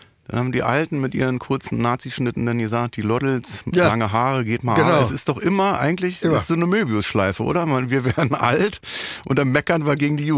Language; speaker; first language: German; native; German